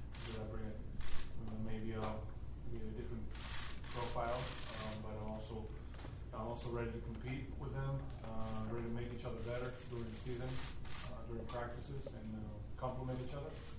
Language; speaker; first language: English; non-native, fluent; Spanish